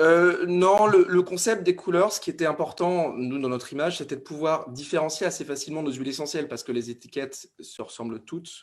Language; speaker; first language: French; native; French